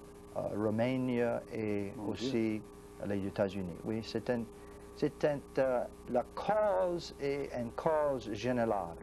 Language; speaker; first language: French; non-native, local second language; English